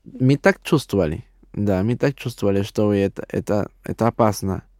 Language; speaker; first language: Russian; non-native, learner; Spanish